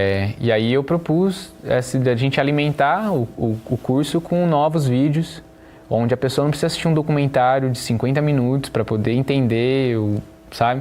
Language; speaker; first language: Portuguese; native; Portuguese